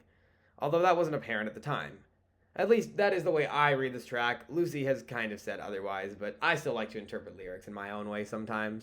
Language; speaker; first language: English; native; English